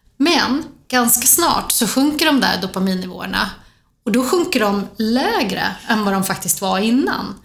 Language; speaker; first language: Swedish; native; Swedish